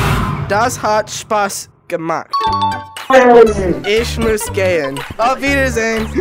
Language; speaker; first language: German; non-native, learner; English